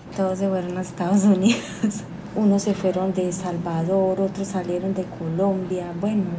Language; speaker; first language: Spanish; native; Spanish